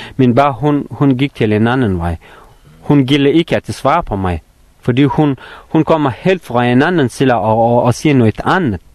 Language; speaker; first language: Danish; non-native, fluent; Persian